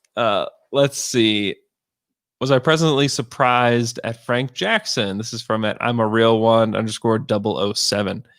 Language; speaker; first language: English; native; English